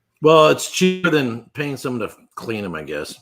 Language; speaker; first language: English; native; English